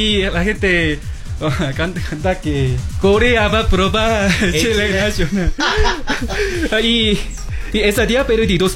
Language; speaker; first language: Spanish; non-native, learner; Korean